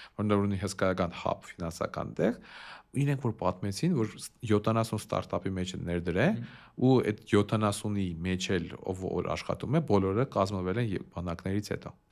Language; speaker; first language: Armenian; early bilingual, heritage; Armenian